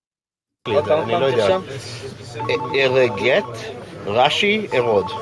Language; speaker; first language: Hebrew; non-native, fluent; English